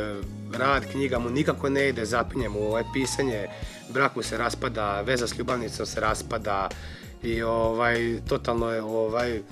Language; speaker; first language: Croatian; native; Croatian